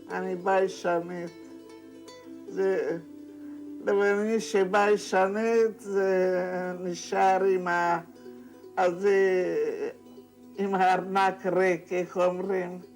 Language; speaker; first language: Hebrew; non-native, fluent; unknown